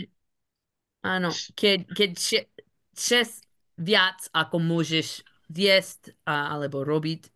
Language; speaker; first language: Slovak; non-native, learner; English